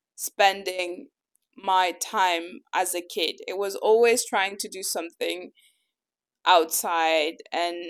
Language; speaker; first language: English; early bilingual, other home language; French